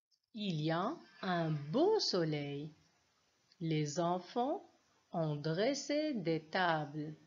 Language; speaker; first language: French; non-native, local second language; Arabic